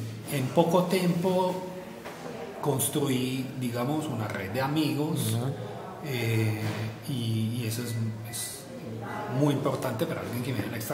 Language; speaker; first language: Spanish; non-native, fluent; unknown